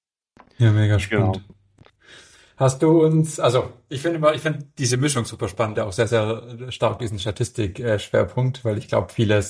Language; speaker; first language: German; native; German